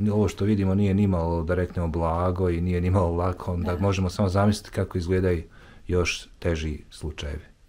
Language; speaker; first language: Bosnian; native; Bosnian